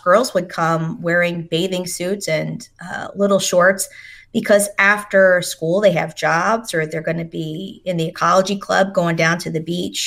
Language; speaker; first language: English; native; English